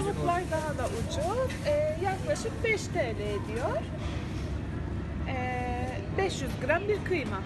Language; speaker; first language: Turkish; native; Turkish